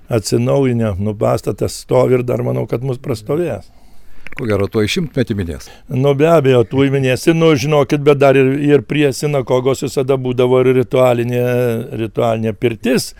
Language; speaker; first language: Lithuanian; native; Lithuanian